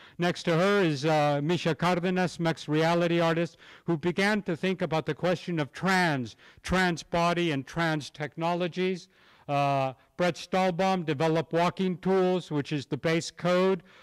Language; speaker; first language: English; native; English